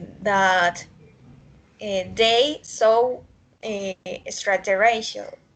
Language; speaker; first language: English; non-native, learner; Spanish